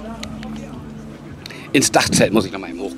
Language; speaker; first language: German; native; German